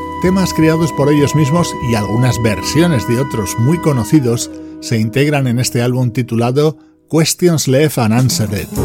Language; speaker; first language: Spanish; native; Spanish